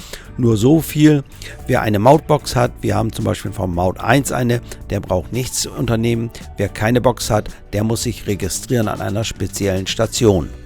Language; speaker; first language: German; native; German